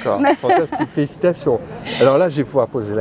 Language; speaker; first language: French; native; French